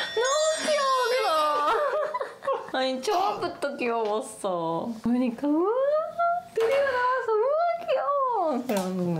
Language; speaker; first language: Korean; non-native, learner; Japanese